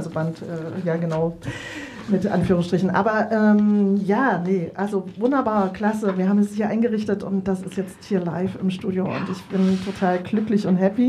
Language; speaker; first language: German; native; German